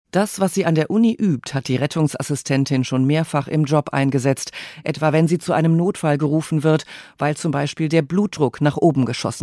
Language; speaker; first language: German; native; German